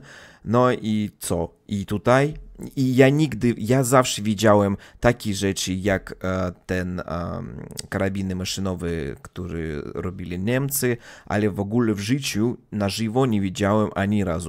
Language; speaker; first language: Polish; non-native, learner; Russian